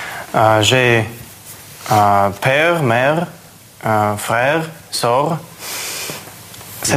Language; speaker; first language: French; non-native, learner; Russian